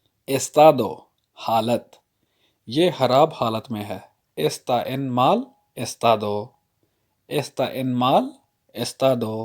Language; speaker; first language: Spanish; non-native, fluent; Urdu